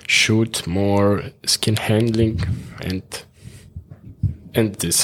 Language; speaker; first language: English; non-native, learner; Russian